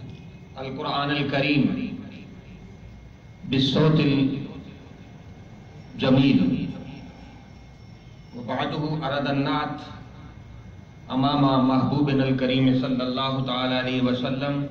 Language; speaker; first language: Arabic; non-native, learner; Urdu